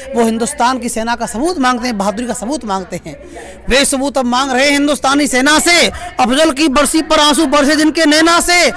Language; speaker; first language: Hindi; native; Hindi